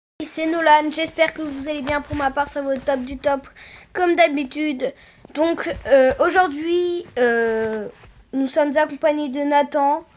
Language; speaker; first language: French; native; French